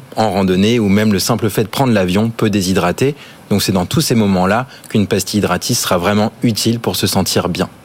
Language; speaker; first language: French; early bilingual, other home language; English